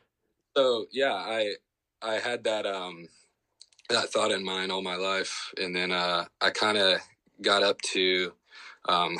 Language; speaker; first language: English; native; English